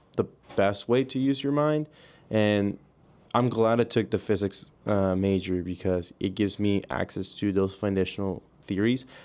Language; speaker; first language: English; early bilingual, other home language; Spanish